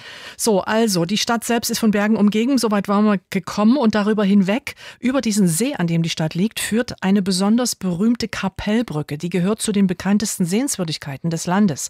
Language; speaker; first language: German; native; German